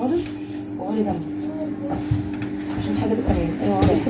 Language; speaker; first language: Arabic; native; Arabic